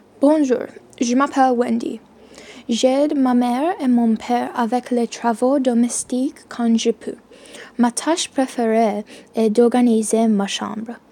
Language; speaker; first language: French; non-native, learner; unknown